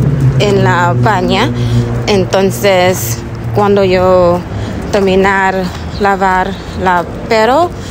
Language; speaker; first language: Spanish; non-native, learner; English